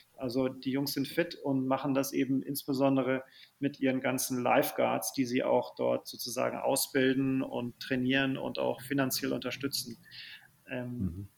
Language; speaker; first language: German; native; German